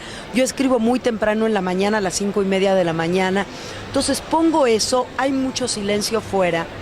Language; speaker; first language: Spanish; native; Spanish